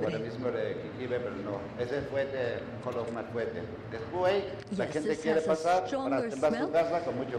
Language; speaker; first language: Spanish; non-native, learner; Thai